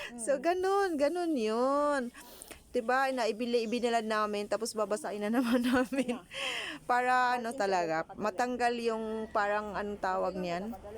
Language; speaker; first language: Filipino; non-native, local second language; Cebuano